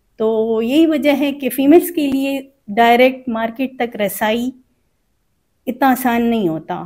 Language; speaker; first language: Urdu; non-native, local second language; Khowar